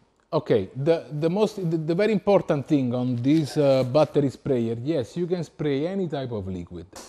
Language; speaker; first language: English; non-native, fluent; Italian